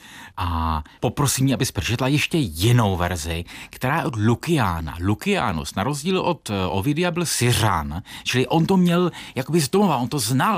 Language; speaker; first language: Czech; native; Czech